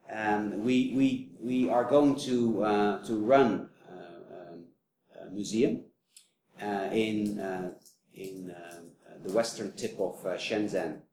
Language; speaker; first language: English; non-native, fluent; Dutch